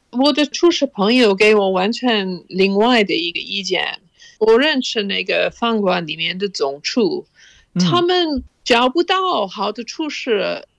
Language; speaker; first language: Chinese; non-native, fluent; English